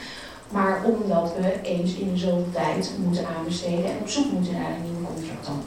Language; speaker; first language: Dutch; native; Dutch